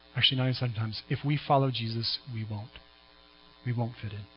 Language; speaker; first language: English; native; English